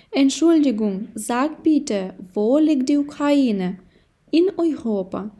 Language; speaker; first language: German; non-native, fluent; Ukrainian